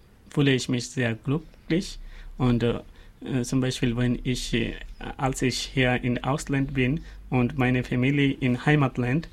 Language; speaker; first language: German; non-native, learner; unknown